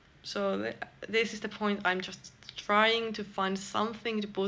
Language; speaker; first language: English; non-native, fluent; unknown